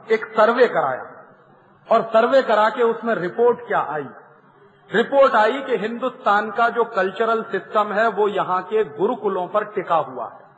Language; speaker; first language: Hindi; native; Hindi